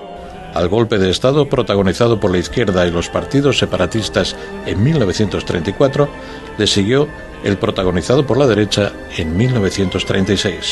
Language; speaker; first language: Spanish; native; Spanish